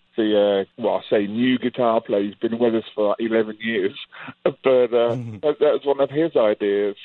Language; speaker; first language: English; native; English